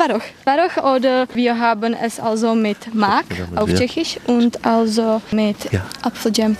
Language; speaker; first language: German; non-native, fluent; Czech